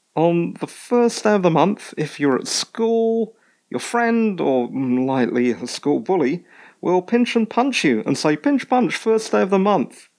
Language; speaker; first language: English; native; English